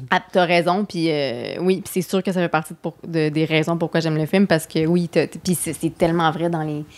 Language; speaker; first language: French; native; French